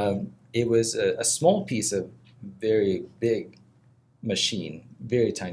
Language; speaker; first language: English; non-native, fluent; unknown